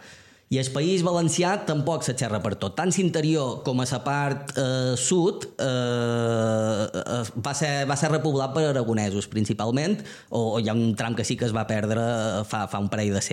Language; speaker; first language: Catalan; native; Catalan